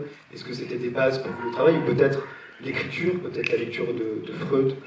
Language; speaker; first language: French; native; French